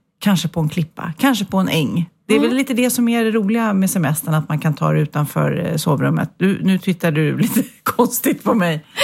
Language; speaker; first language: Swedish; native; Swedish